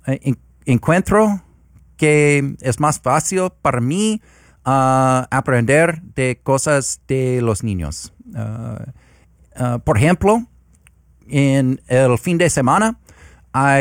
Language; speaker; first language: Spanish; non-native, learner; English